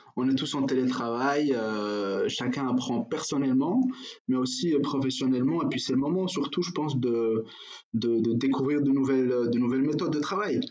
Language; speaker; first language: French; non-native, local second language; Arabic